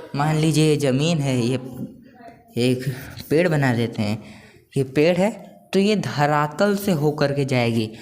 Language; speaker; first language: Hindi; non-native, local second language; Marathi